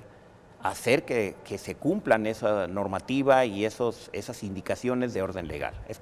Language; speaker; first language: Spanish; native; Spanish